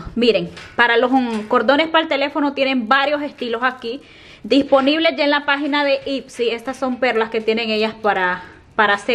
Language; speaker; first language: Spanish; native; Spanish